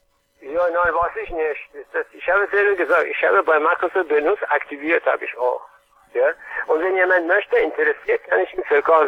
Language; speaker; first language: German; non-native, learner; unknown